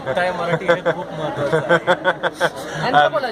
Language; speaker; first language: Marathi; native; Marathi